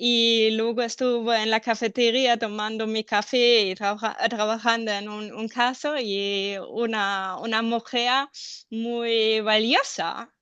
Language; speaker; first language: Spanish; non-native, fluent; German